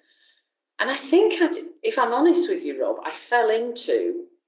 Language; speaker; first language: English; native; English